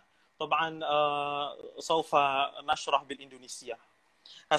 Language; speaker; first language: Arabic; non-native, fluent; Indonesian